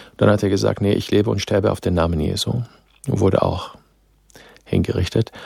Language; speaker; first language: German; non-native, fluent; Arabic